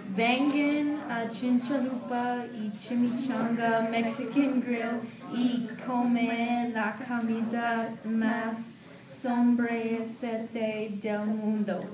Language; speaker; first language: Spanish; non-native, learner; English